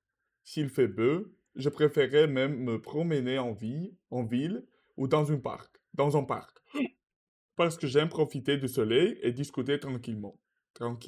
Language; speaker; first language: French; non-native, learner; Russian